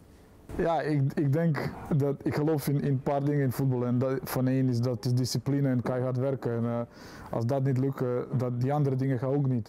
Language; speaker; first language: Dutch; non-native, fluent; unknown